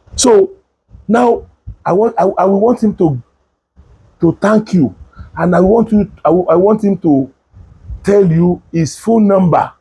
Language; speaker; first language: English; non-native, local second language; Yoruba